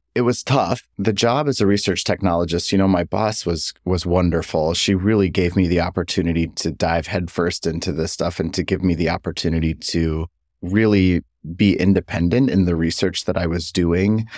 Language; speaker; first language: English; native; English